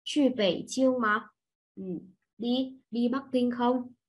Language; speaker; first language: Chinese; non-native, fluent; Vietnamese